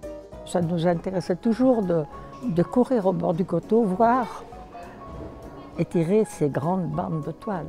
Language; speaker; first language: French; native; French